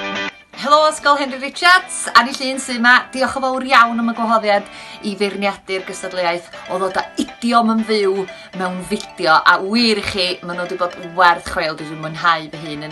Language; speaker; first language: Welsh; native; Welsh